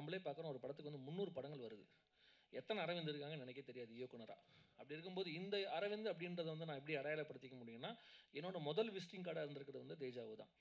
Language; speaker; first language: Tamil; native; Tamil